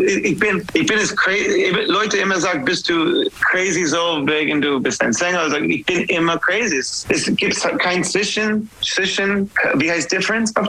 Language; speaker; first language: German; non-native, learner; English